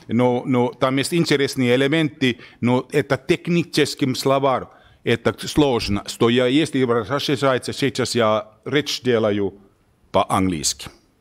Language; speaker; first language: Russian; non-native, learner; Finnish